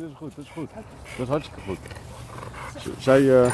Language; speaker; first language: Dutch; early bilingual, other home language; Turkish